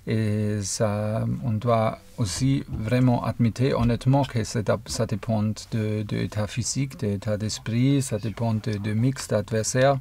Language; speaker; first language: French; non-native, fluent; German